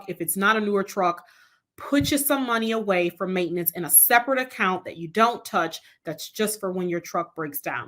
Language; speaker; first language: English; native; English